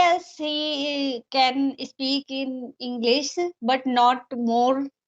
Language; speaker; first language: English; non-native, learner; Hindi